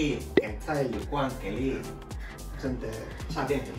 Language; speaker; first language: Chinese; non-native, learner; English